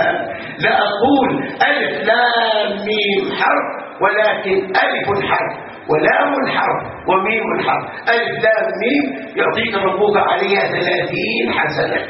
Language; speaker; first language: Arabic; native; Arabic